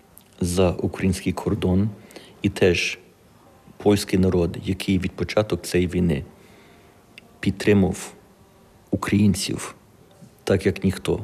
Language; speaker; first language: Ukrainian; early bilingual, heritage; Ukrainian